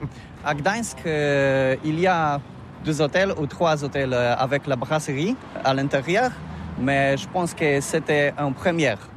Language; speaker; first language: French; non-native, learner; Polish